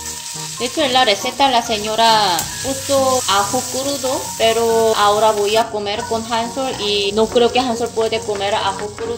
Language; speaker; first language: Spanish; non-native, fluent; Korean